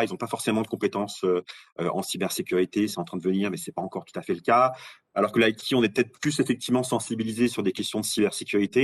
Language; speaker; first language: French; native; French